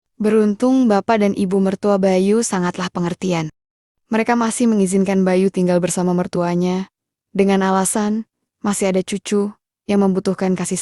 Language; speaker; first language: Indonesian; native; Indonesian